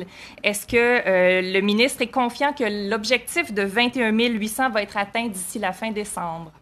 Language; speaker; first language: French; native; French